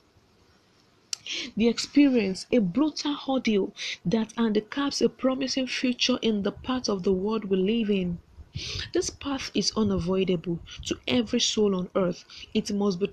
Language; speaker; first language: English; non-native, local second language; Yoruba